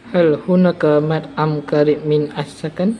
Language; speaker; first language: Arabic; non-native, learner; Malay